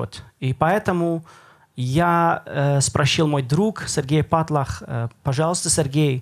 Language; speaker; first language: Russian; non-native, learner; Dutch